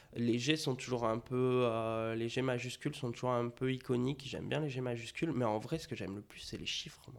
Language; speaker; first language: French; native; French